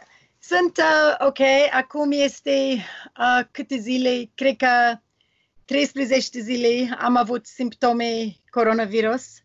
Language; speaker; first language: Romanian; non-native, learner; English